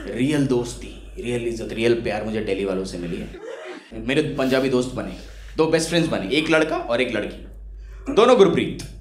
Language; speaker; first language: Hindi; non-native, local second language; Bangla